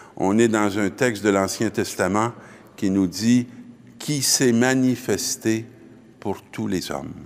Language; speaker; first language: French; native; French